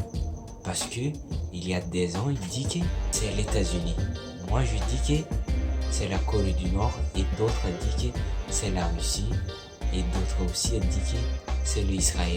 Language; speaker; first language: French; non-native, local second language; Malagasy